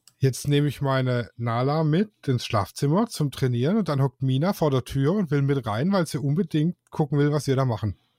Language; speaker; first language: German; native; German